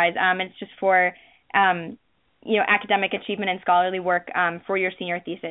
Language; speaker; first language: English; native; English